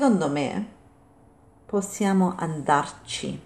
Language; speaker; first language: Italian; non-native, fluent; English